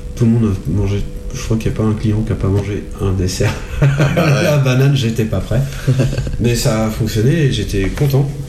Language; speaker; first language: French; native; French